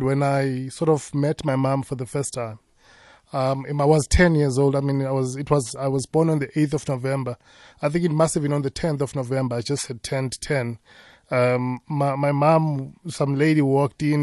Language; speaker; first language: English; non-native, local second language; Zulu